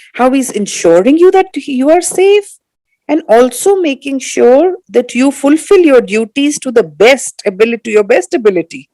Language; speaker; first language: English; non-native, local second language; Hindi